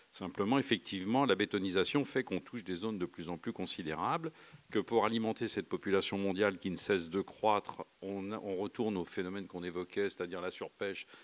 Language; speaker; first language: French; native; French